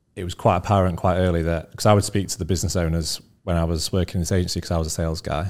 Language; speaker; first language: English; native; English